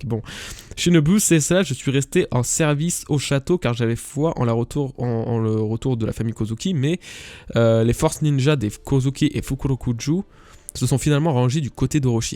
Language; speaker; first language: French; native; French